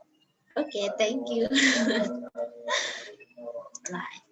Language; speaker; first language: English; non-native, learner; Indonesian